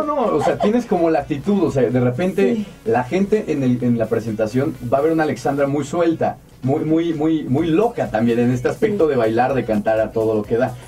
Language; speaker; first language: Spanish; native; Spanish